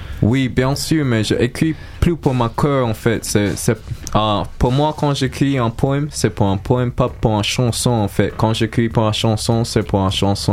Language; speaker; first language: French; non-native, learner; English